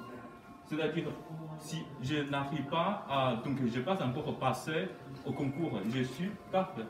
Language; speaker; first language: French; non-native, fluent; Chinese